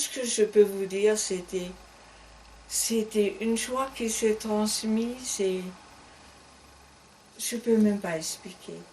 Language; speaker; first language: French; non-native, learner; German